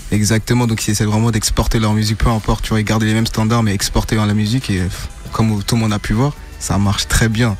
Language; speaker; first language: French; non-native, fluent; English